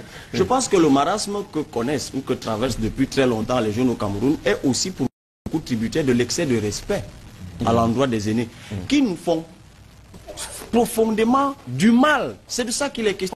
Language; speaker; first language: French; non-native, local second language; Basaa